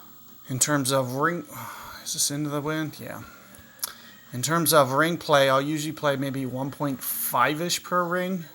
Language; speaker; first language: English; native; English